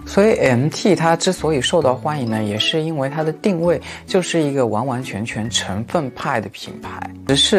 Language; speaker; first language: Chinese; native; Chinese